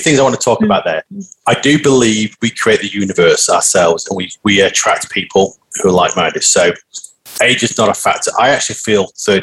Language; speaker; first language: English; native; English